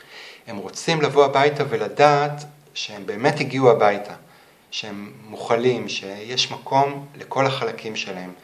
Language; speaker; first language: Hebrew; native; Hebrew